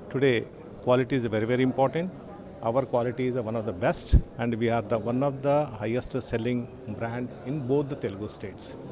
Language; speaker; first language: English; non-native, local second language; Telugu